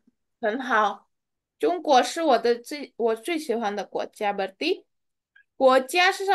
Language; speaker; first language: Chinese; non-native, learner; Indonesian